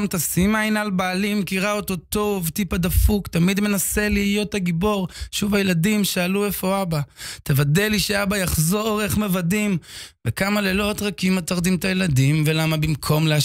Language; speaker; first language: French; early bilingual, heritage; Hebrew